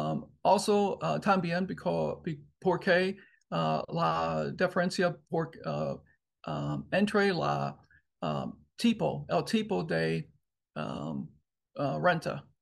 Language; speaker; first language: Spanish; non-native, learner; English